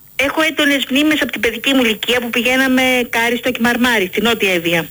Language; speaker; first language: Greek; native; Greek